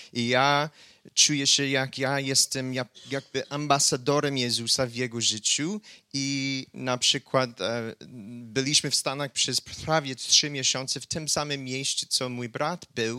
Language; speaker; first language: Polish; non-native, fluent; English